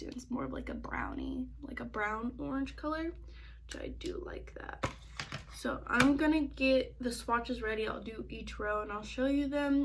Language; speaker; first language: English; native; English